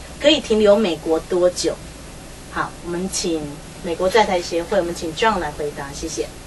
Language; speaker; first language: Chinese; native; Chinese